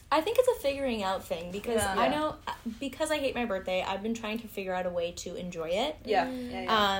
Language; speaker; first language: English; native; English